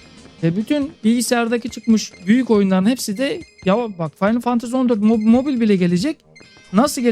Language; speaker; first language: Turkish; native; Turkish